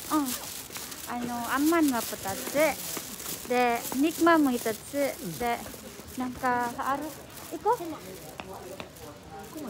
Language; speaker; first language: Japanese; non-native, fluent; Filipino